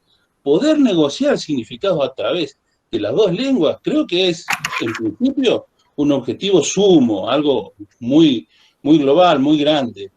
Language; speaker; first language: Spanish; native; Spanish